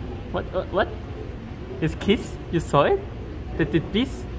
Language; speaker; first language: English; non-native, learner; Korean